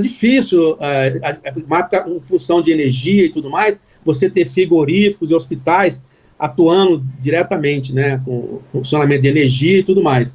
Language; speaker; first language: Portuguese; native; Portuguese